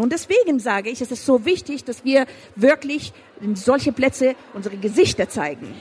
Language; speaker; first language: German; non-native, fluent; Persian